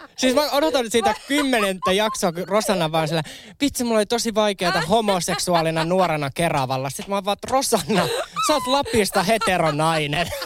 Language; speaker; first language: Finnish; native; Finnish